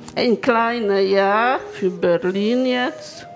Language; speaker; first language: German; non-native, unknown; Hungarian